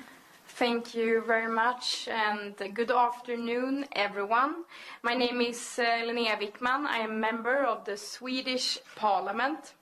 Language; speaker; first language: English; non-native, fluent; Swedish